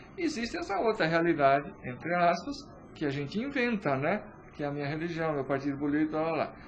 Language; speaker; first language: Portuguese; native; Portuguese